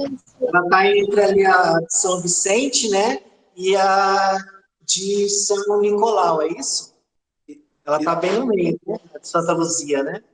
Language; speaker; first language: Portuguese; native; Portuguese